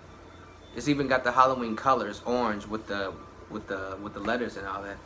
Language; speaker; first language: English; native; English